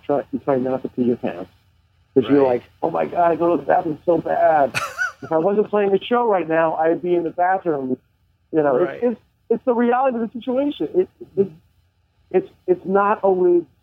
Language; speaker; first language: English; native; English